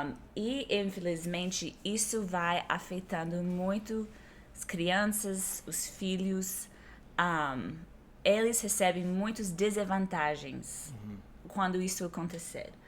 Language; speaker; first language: Portuguese; non-native, fluent; English